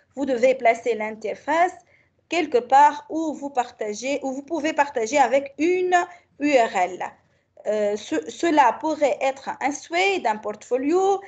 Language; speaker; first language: French; non-native, local second language; Arabic